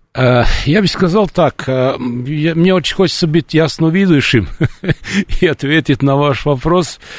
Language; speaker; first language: Russian; non-native, fluent; Serbian